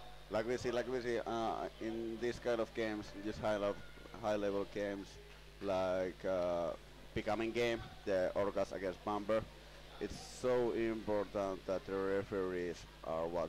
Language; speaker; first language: English; non-native, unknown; Finnish